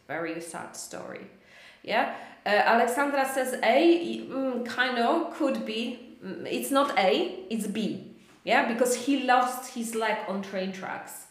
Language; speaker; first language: English; non-native, fluent; Polish